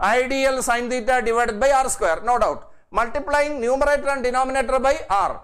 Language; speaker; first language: English; non-native, local second language; Malayalam